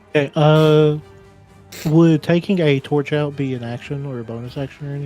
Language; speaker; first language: English; native; English